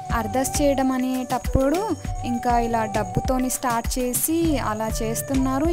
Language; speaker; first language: Telugu; non-native, local second language; Lambadi